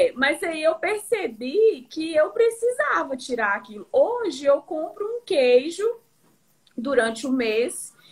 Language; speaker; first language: Portuguese; native; Portuguese